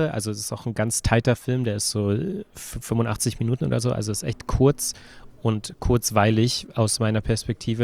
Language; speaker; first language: German; native; German